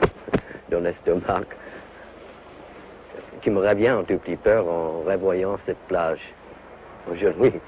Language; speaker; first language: French; non-native, fluent; English